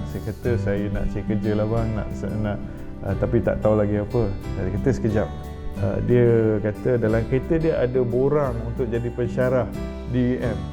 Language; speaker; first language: Malay; native; Malay